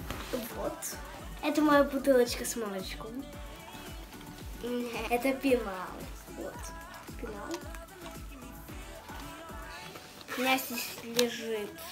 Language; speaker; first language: Russian; early bilingual, heritage; Russian